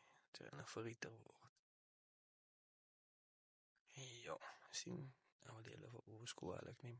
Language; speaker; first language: Dutch; non-native, learner; Afrikaans